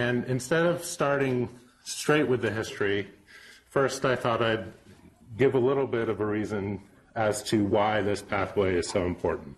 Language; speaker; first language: English; native; English